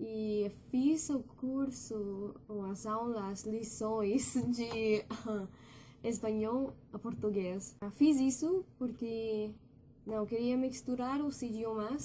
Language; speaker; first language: Portuguese; non-native, learner; English